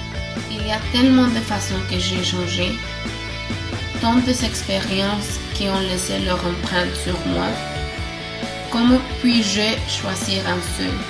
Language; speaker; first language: French; non-native, learner; Spanish